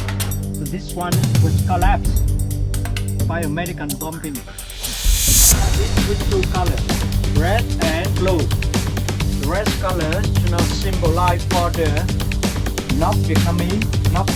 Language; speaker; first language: English; non-native, learner; Vietnamese